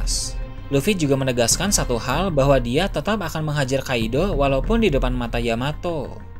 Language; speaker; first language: Indonesian; native; Indonesian